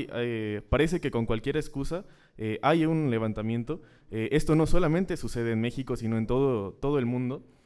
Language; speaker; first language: Spanish; native; Spanish